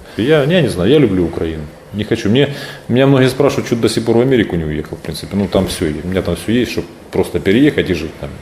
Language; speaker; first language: Russian; native; Russian